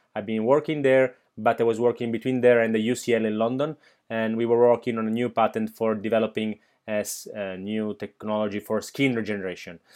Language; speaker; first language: English; non-native, fluent; Italian